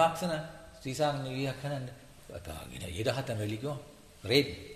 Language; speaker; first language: German; non-native, learner; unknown